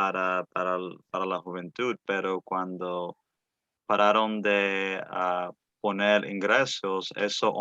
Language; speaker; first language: Spanish; early bilingual, heritage; Spanish